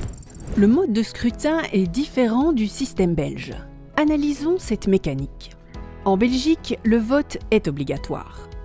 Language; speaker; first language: French; native; French